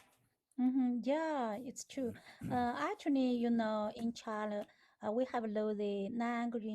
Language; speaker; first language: English; non-native, learner; Chinese